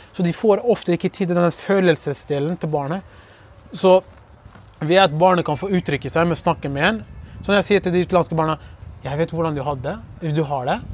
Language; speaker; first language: Norwegian; early bilingual, other home language; Kurdish